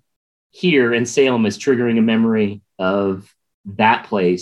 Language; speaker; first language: English; native; English